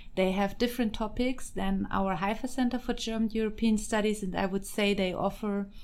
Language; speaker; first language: English; non-native, fluent; German